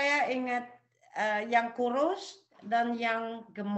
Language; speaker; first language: Indonesian; non-native, local second language; Javanese